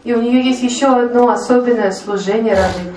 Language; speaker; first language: Russian; native; Russian